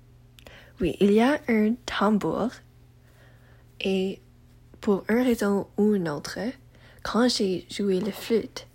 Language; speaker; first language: French; non-native, learner; English